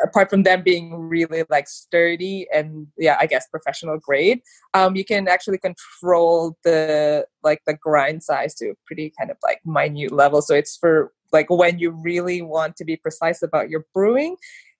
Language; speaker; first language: English; non-native, local second language; Filipino